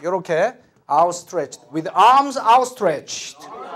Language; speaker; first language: English; non-native, fluent; Korean